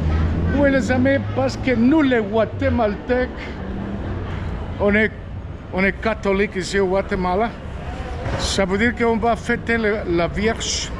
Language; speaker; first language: French; non-native, fluent; Spanish